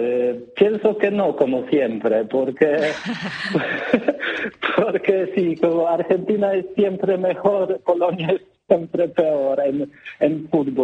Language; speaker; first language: Spanish; non-native, learner; Polish